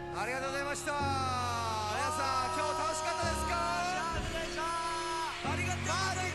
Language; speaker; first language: Japanese; non-native, learner; Korean